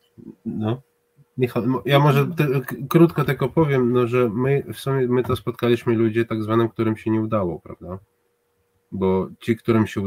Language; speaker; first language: Polish; non-native, fluent; Hebrew